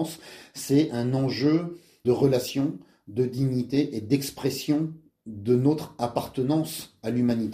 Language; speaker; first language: French; native; French